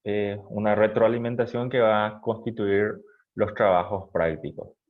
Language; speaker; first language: Spanish; native; Spanish